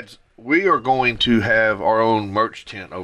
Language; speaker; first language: English; native; English